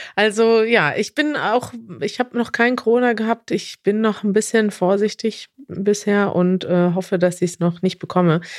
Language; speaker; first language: German; native; German